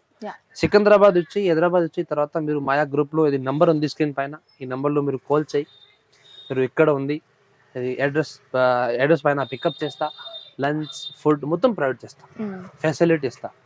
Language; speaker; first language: Telugu; non-native, local second language; Hindi